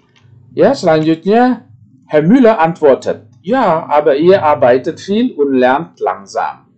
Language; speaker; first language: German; non-native, fluent; Indonesian